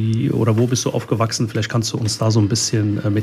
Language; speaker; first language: German; early bilingual, other home language; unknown